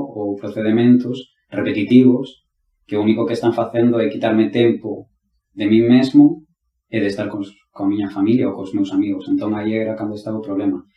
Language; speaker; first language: Galician; non-native, local second language; Spanish